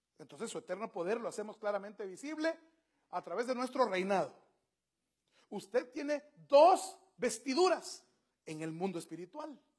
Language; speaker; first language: Spanish; native; Spanish